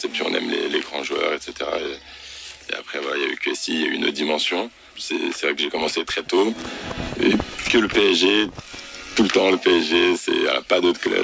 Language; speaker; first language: French; native; French